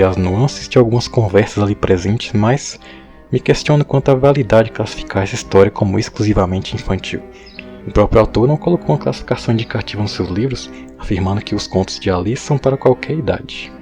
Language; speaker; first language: Portuguese; native; Portuguese